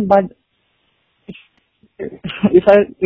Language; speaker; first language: English; non-native, local second language; Malayalam